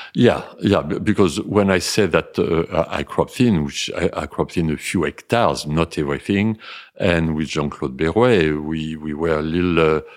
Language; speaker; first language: English; non-native, fluent; French